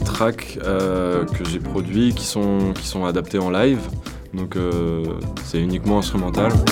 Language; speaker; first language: French; native; French